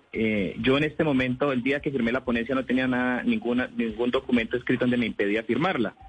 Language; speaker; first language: Spanish; native; Spanish